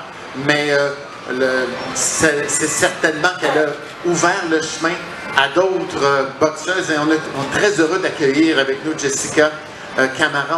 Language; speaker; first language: French; native; French